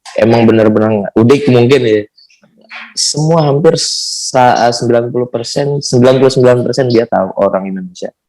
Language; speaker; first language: Indonesian; native; Indonesian